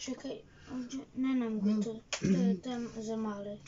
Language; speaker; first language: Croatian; early bilingual, heritage; Croatian